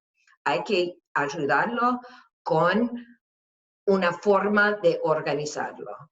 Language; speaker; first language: Spanish; non-native, fluent; English